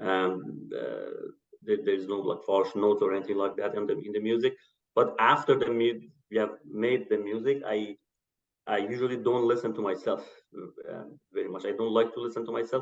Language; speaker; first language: English; non-native, fluent; Persian